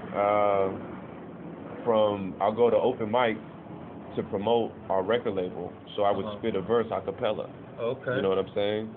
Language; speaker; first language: English; native; English